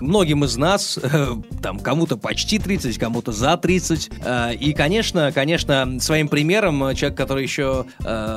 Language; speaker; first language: Russian; native; Russian